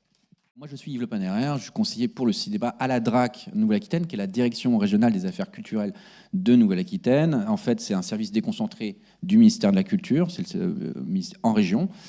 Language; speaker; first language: French; native; French